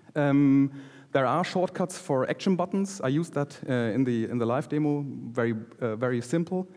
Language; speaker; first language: English; non-native, fluent; German